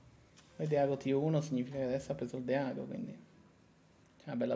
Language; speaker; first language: Italian; native; Italian